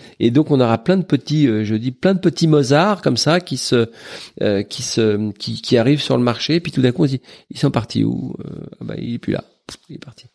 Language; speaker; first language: French; native; French